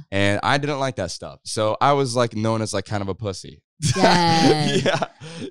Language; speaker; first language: English; native; English